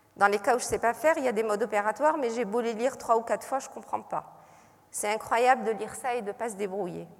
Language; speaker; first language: French; non-native, local second language; Arabic